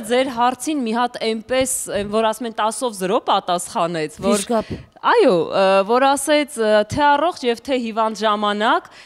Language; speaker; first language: Armenian; native; Armenian